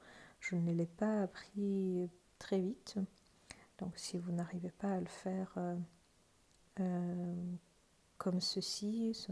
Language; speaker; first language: French; non-native, fluent; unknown